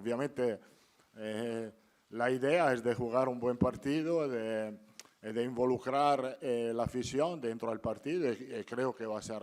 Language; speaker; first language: Spanish; non-native, fluent; Italian